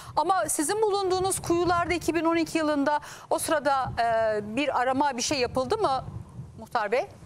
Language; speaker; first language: Turkish; native; Turkish